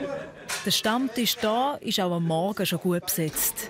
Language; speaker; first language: German; native; German